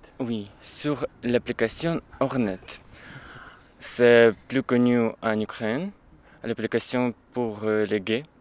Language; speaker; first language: French; non-native, learner; Russian